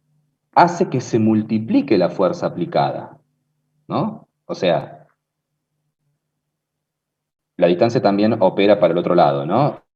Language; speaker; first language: Spanish; native; Spanish